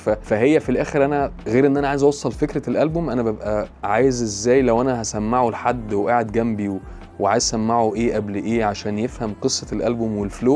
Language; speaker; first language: Arabic; native; Arabic